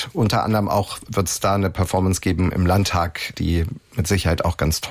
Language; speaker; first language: German; native; German